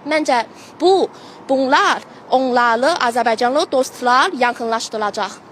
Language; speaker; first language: Azerbaijani; non-native, fluent; Chinese